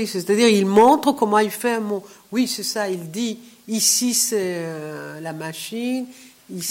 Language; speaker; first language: French; non-native, fluent; Hebrew